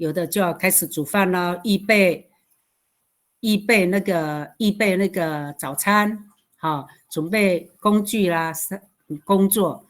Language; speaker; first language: Chinese; non-native, local second language; Amis